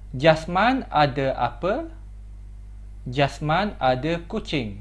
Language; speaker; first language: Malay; non-native, fluent; Korean